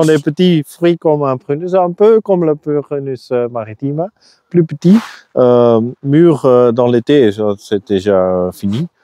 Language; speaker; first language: French; non-native, local second language; Dutch